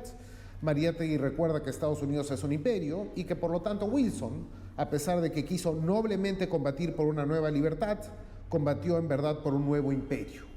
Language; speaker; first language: Spanish; native; Spanish